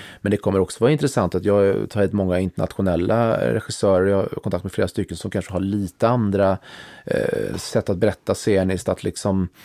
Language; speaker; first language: Swedish; native; Swedish